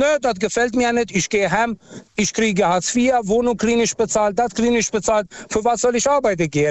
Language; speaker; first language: German; non-native, fluent; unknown